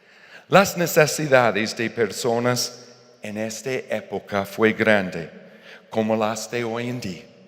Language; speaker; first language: Spanish; non-native, fluent; English